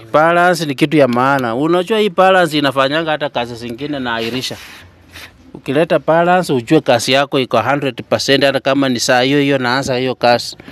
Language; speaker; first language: Swahili; native; Swahili